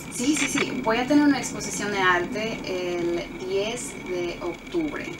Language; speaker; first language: Spanish; early bilingual, heritage; Spanish